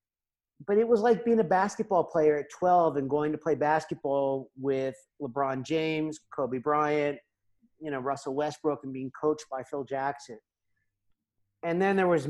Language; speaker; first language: English; native; English